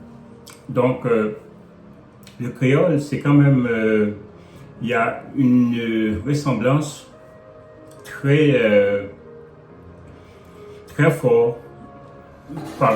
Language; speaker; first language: French; non-native, local second language; Haitian Creole